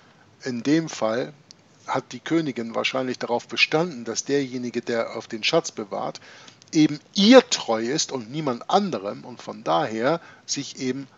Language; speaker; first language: German; native; German